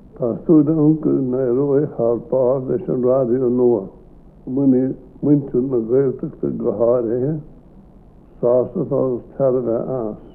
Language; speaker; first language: Irish; non-native, local second language; English